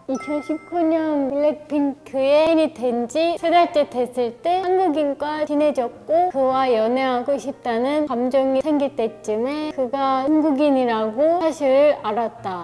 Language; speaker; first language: Korean; non-native, fluent; Turkish